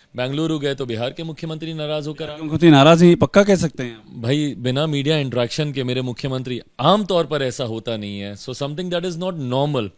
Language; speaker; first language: Hindi; native; Hindi